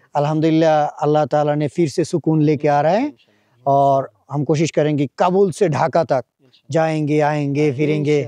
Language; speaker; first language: Hindi; non-native, fluent; Bangla